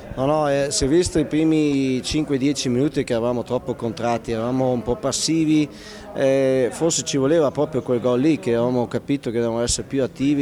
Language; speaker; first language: Italian; non-native, local second language; German